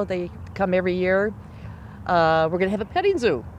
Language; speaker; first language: English; native; English